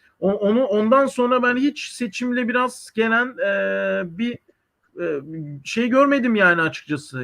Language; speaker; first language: Turkish; native; Turkish